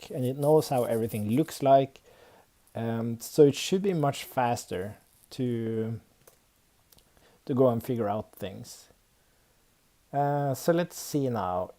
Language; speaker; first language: English; non-native, fluent; Swedish